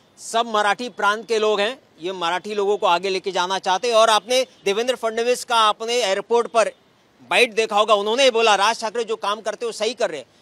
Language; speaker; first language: Hindi; native; Hindi